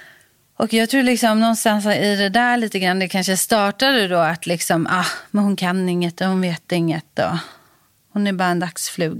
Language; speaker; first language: Swedish; native; Swedish